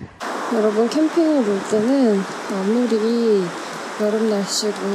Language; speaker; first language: Korean; native; Korean